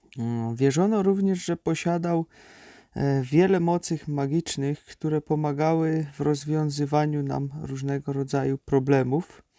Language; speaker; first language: Polish; native; Polish